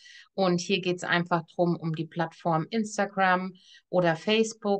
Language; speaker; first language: German; native; German